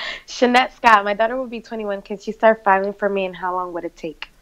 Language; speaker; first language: English; native; English